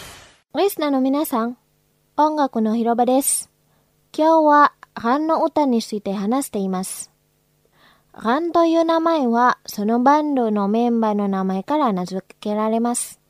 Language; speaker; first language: Japanese; non-native, fluent; Indonesian